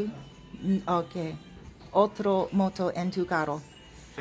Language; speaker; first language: Spanish; non-native, learner; English